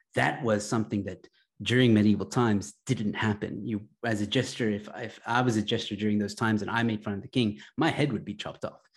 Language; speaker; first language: English; early bilingual, other home language; Arabic